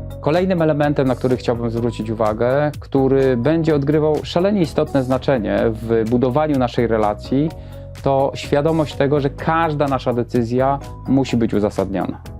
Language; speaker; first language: Polish; native; Polish